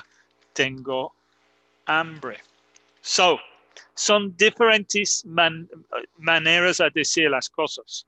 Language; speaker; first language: Spanish; non-native, fluent; English